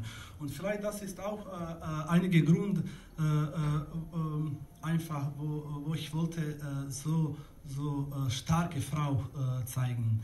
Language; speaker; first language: German; non-native, learner; Bosnian